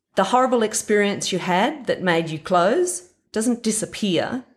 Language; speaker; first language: English; native; English